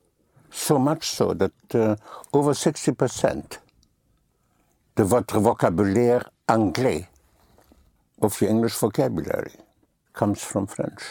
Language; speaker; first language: English; non-native, fluent; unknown